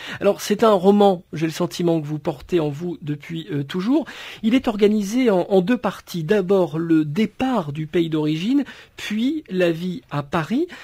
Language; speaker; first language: French; native; French